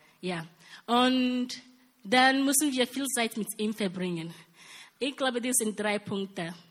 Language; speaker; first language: German; non-native, learner; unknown